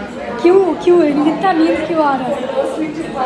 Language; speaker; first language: Hindi; non-native, local second language; Telugu